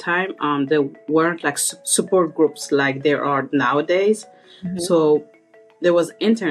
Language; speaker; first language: English; non-native, fluent; French